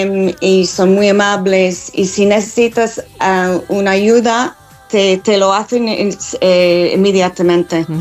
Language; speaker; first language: Spanish; non-native, fluent; English